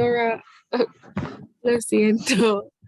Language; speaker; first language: Spanish; non-native, learner; English